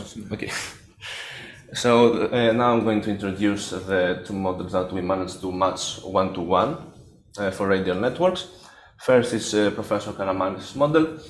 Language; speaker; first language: English; non-native, fluent; Greek